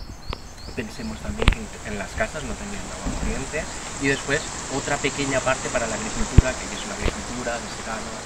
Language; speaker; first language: Spanish; native; Spanish